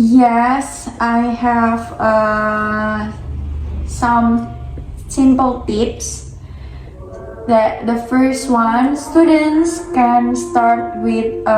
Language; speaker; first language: English; non-native, learner; Indonesian